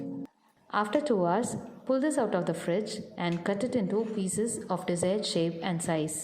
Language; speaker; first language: English; non-native, local second language; Tamil